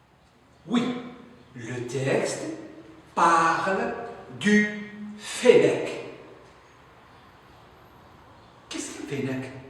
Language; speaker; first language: French; non-native, local second language; Arabic